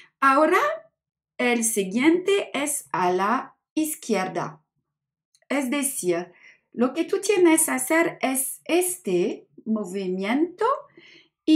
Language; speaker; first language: Spanish; non-native, learner; French